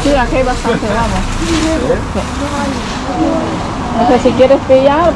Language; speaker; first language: Spanish; non-native, fluent; Filipino